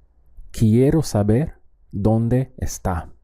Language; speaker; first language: Spanish; non-native, fluent; English